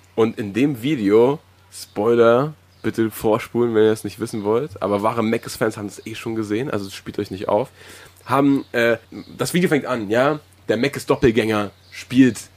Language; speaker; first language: German; early bilingual, other home language; Spanish